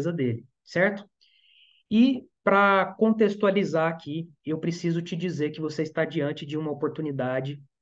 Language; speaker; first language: Portuguese; native; Portuguese